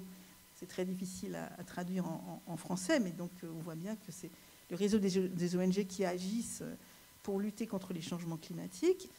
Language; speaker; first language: French; native; French